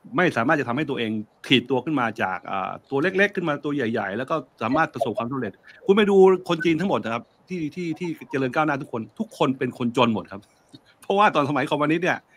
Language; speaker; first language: Thai; native; Thai